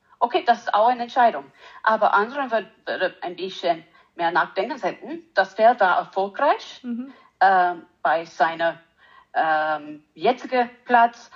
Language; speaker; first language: German; non-native, learner; English